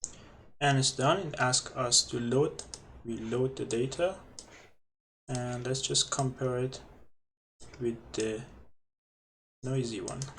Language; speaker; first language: English; non-native, fluent; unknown